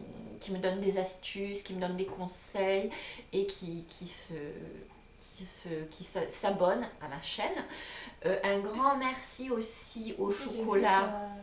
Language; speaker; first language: French; native; French